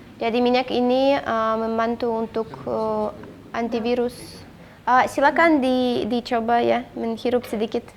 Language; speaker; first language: Indonesian; non-native, fluent; Russian